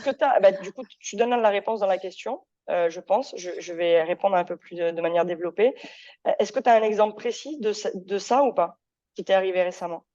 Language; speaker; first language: French; native; French